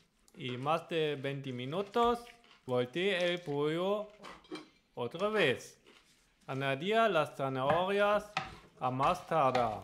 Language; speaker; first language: Spanish; non-native, learner; German